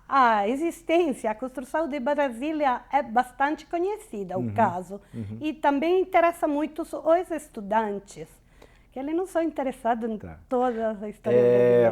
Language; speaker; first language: Portuguese; non-native, fluent; Italian